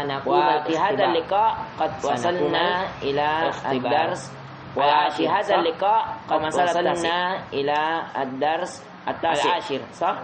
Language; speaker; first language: Arabic; non-native, fluent; Indonesian